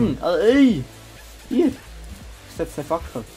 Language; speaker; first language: German; native; German